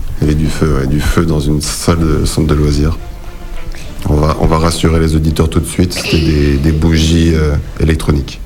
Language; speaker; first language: French; native; French